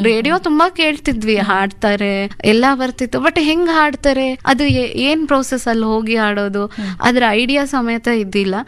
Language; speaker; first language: Kannada; non-native, local second language; Urdu